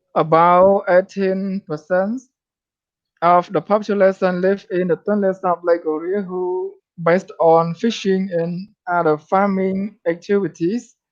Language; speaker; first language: English; non-native, learner; Khmer